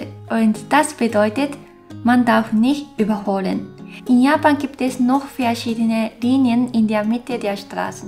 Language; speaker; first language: German; non-native, fluent; Japanese